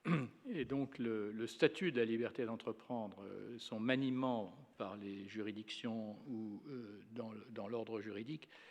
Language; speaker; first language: French; native; French